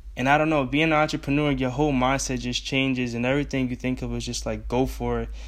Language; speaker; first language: English; native; English